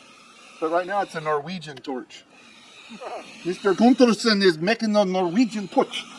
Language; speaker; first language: English; native; English